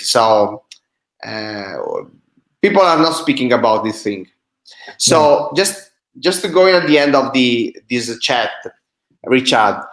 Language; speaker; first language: English; non-native, fluent; Italian